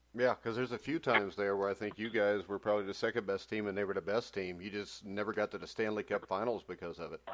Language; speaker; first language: English; native; English